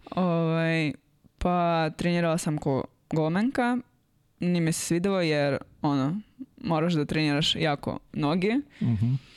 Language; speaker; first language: Serbian; non-native, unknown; Russian